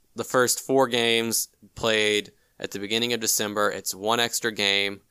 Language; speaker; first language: English; native; English